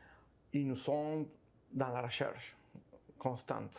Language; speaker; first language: French; non-native, learner; Spanish